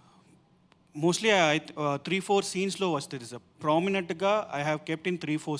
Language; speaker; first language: Telugu; non-native, learner; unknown